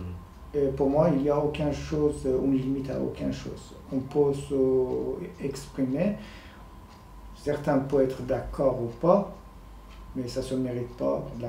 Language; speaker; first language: French; non-native, fluent; Persian